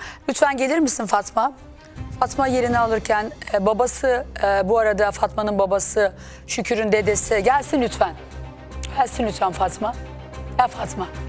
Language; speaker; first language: Turkish; native; Turkish